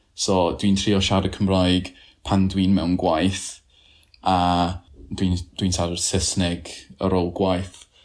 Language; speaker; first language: Welsh; non-native, learner; English